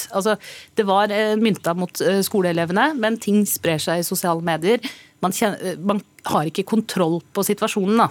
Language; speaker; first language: Norwegian; native; Norwegian